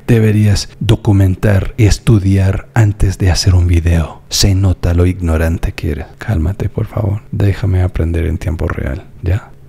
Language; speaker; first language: Spanish; non-native, fluent; English